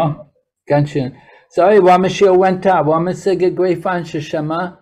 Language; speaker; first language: Chinese; non-native, learner; English